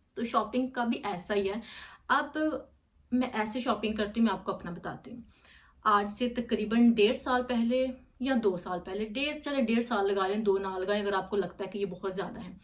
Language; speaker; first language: Urdu; native; Urdu